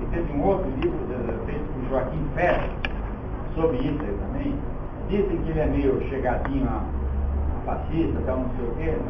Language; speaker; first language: Portuguese; early bilingual, other home language; Yiddish